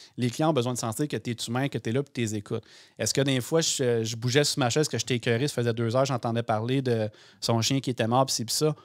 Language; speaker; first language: French; native; French